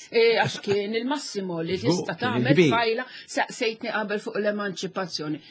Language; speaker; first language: Maltese; non-native, local second language; English